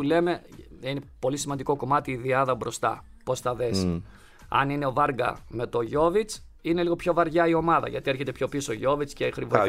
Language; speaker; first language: Greek; native; Greek